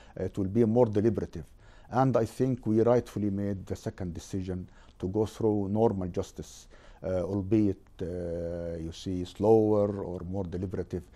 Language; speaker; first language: English; non-native, fluent; Arabic